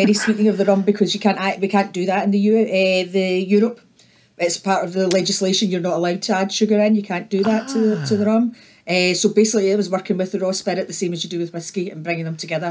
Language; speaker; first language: English; native; English